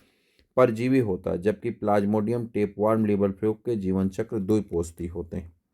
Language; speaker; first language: Hindi; native; Hindi